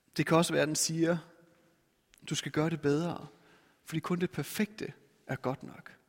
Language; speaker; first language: Danish; native; Danish